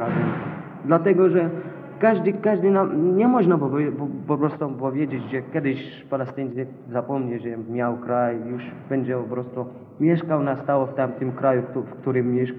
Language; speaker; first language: Polish; non-native, learner; Arabic